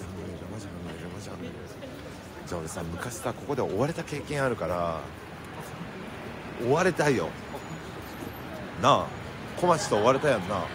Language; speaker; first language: Japanese; native; Japanese